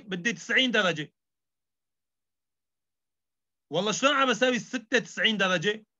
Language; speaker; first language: Arabic; native; Arabic